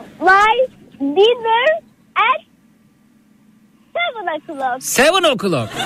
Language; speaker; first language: English; non-native, learner; Turkish